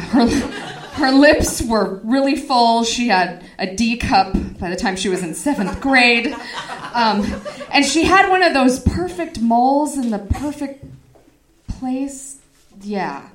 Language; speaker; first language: English; native; English